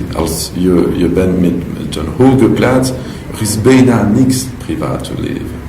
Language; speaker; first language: Dutch; non-native, local second language; French